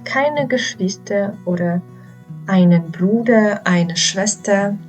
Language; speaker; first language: German; non-native, learner; Ukrainian